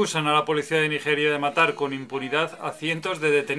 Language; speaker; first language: Spanish; native; Spanish